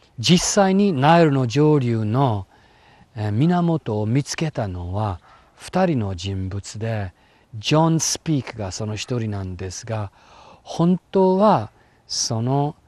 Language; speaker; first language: Japanese; non-native, fluent; English